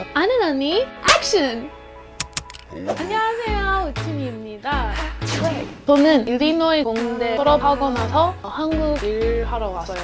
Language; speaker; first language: Korean; non-native, learner; English